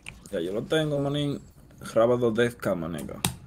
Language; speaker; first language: Spanish; early bilingual, heritage; Spanish